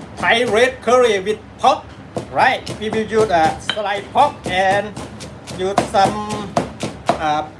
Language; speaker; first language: English; non-native, learner; Thai